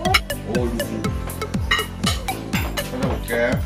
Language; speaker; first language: Korean; native; Korean